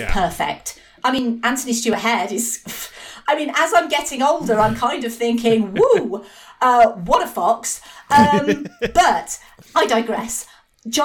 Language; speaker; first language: English; native; English